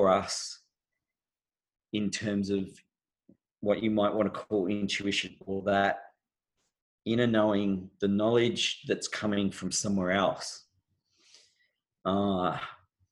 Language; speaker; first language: English; native; English